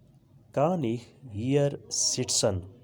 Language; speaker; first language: German; non-native, fluent; Urdu